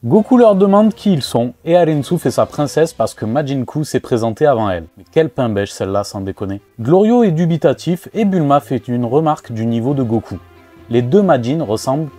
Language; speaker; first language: French; native; French